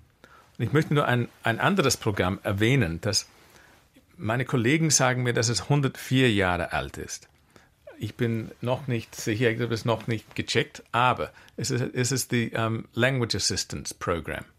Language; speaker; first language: German; non-native, fluent; English